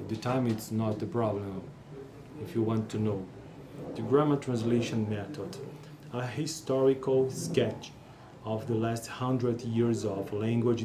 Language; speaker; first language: English; non-native, learner; Portuguese